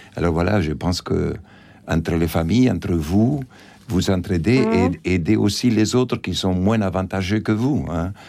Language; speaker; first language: French; non-native, fluent; Spanish